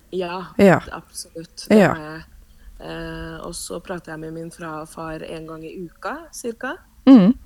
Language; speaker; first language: Norwegian; early bilingual, other home language; Spanish